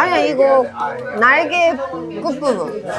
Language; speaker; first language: Korean; non-native, fluent; Japanese